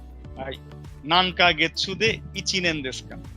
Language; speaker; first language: Japanese; non-native, fluent; Bangla